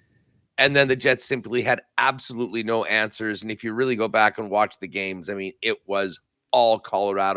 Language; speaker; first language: English; native; English